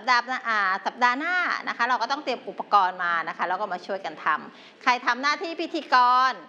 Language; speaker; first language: Thai; native; Thai